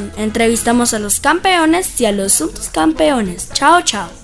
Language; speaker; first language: Spanish; native; Spanish